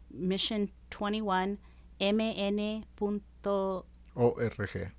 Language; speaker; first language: English; early bilingual, other home language; Spanish